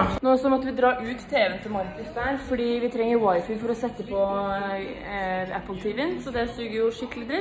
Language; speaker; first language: Norwegian; native; Norwegian